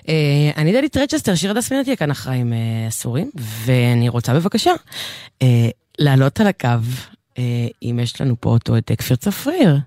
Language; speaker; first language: Hebrew; native; Hebrew